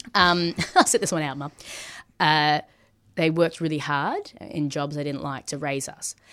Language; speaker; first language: English; early bilingual, other home language; Maltese